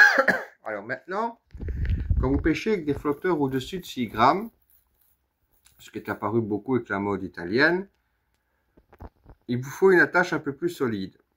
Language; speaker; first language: French; native; French